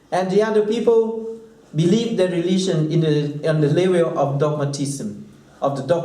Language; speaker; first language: English; non-native, fluent; Thai